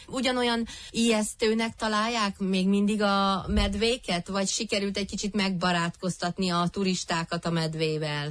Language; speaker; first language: Hungarian; native; Hungarian